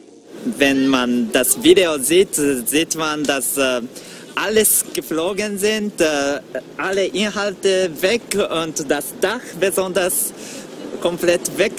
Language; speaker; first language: German; non-native, fluent; Japanese